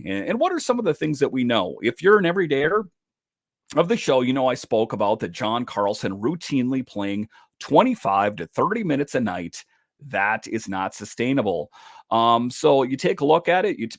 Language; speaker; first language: English; native; English